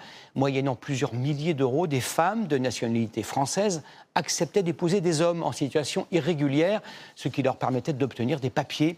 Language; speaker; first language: French; native; French